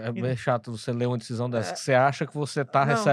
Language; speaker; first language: Portuguese; native; Portuguese